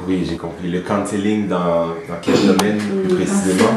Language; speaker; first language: French; native; French